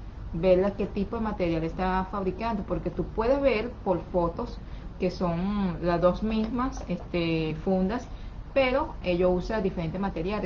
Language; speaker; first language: Spanish; non-native, fluent; Chinese